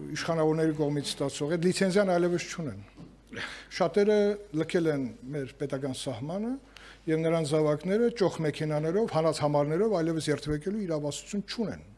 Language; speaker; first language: Armenian; native; Armenian